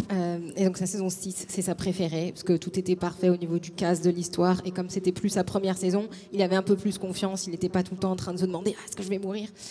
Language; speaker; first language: French; native; French